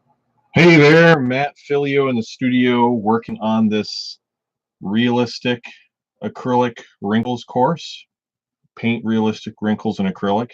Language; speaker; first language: English; native; English